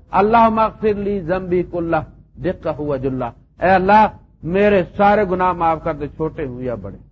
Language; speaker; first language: Urdu; non-native, local second language; Punjabi